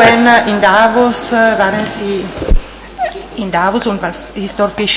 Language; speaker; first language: German; non-native, fluent; Italian